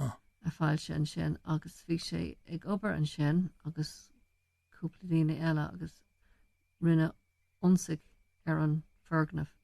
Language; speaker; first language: Irish; non-native, local second language; English